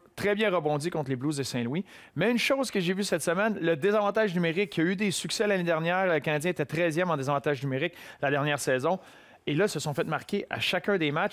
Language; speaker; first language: French; native; French